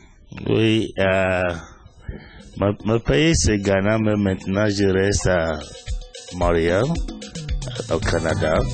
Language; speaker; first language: French; non-native, learner; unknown